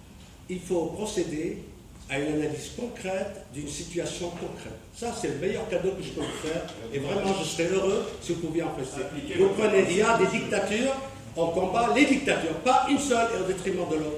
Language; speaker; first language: French; native; French